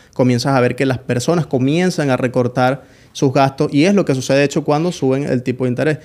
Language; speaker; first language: Spanish; native; Spanish